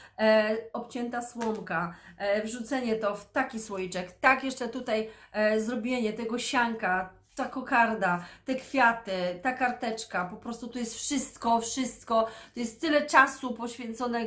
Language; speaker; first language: Polish; native; Polish